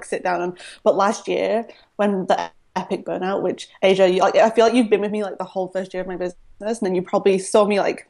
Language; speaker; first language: English; native; English